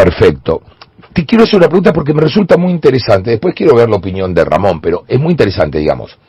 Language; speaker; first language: Spanish; native; Spanish